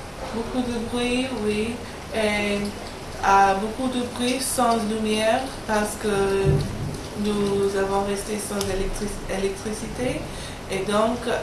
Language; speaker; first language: French; non-native, learner; English